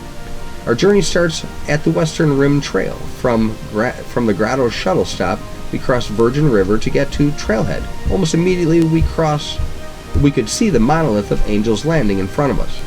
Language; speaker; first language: English; native; English